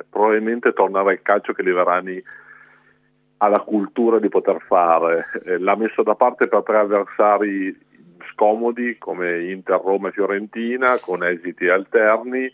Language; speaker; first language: Italian; native; Italian